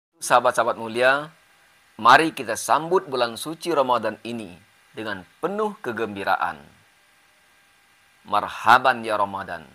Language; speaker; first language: Indonesian; native; Indonesian